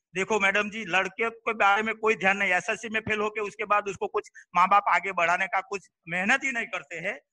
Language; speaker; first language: Hindi; non-native, local second language; Gujarati